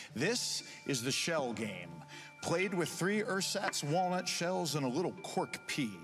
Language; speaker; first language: English; native; English